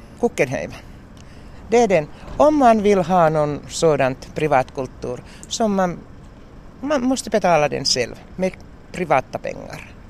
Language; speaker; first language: Swedish; non-native, local second language; Finnish